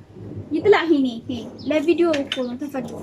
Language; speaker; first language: Arabic; non-native, learner; Amharic